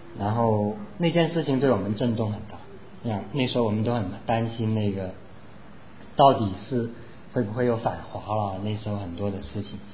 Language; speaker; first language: Chinese; non-native, local second language; Cantonese